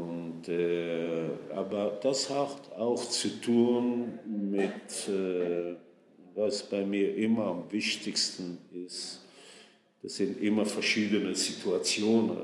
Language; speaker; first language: German; non-native, fluent; Hebrew